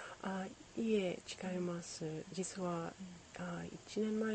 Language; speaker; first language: Japanese; non-native, learner; English